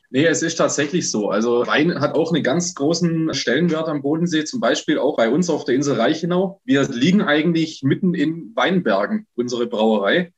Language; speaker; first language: German; native; German